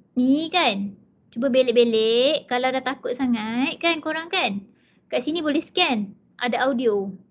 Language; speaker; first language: Malay; native; Malay